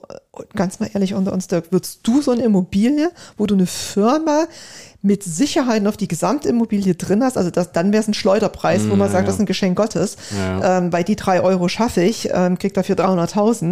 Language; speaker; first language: German; native; German